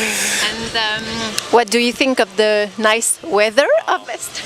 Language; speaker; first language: English; non-native, fluent; Estonian